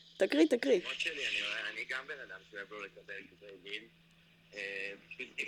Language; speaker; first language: Hebrew; early bilingual, other home language; English